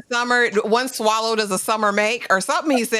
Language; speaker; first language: English; native; English